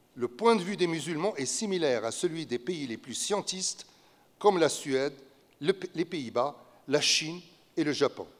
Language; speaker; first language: French; non-native, local second language; Arabic